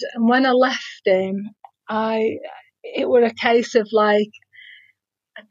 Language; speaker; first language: English; native; English